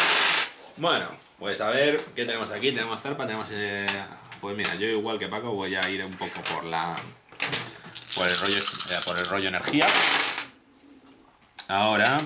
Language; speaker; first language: Spanish; native; Spanish